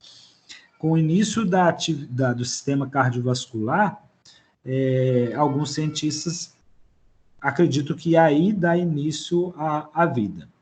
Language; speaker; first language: Portuguese; native; Portuguese